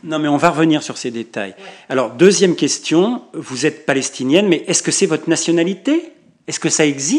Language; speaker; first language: French; native; French